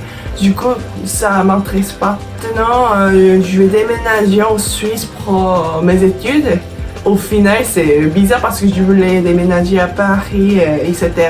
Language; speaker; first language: French; non-native, fluent; Korean